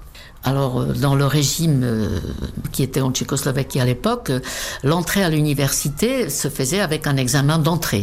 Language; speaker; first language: French; non-native, fluent; Czech